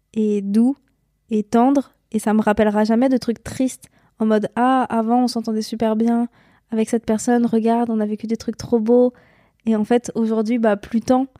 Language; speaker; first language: French; native; French